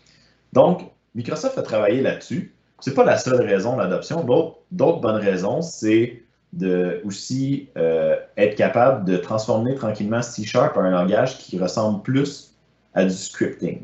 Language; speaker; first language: French; native; French